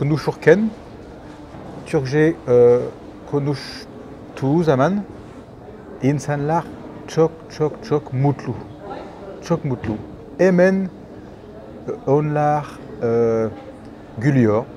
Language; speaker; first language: Turkish; non-native, learner; French